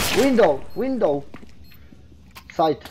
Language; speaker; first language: English; non-native, learner; Polish